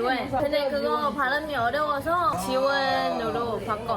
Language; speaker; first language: Korean; non-native, learner; Chinese